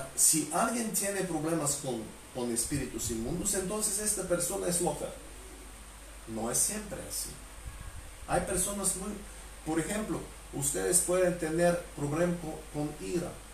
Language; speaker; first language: Spanish; non-native, fluent; Bulgarian